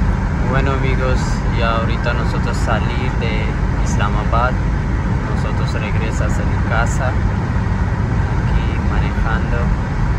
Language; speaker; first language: Spanish; non-native, learner; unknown